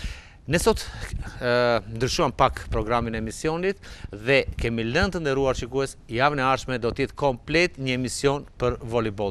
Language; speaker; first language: Albanian; native; Albanian